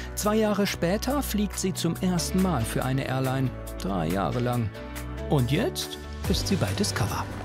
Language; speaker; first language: German; native; German